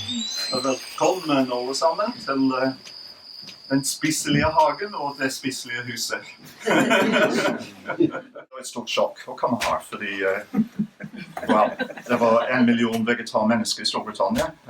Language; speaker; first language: Norwegian; non-native, fluent; English